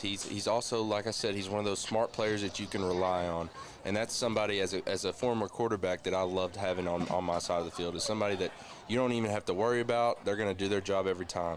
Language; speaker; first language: English; native; English